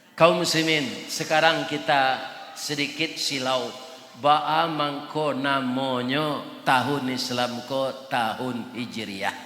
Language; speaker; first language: Malay; non-native, local second language; Minangkabau